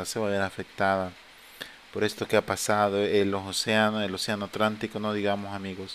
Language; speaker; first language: Spanish; native; Spanish